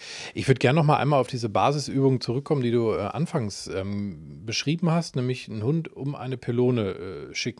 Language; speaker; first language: German; native; German